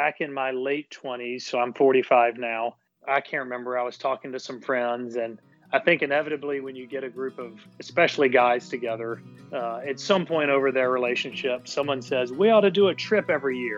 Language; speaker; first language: English; native; English